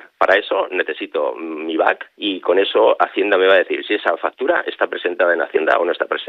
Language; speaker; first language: Spanish; native; Spanish